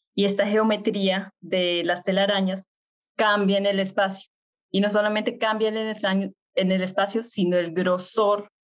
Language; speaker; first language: Spanish; native; Spanish